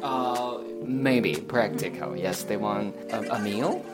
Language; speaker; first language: English; non-native, fluent; Chinese